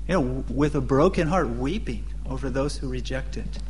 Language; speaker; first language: English; native; English